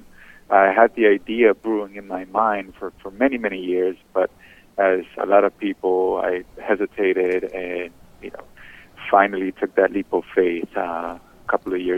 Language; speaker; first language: English; early bilingual, other home language; Spanish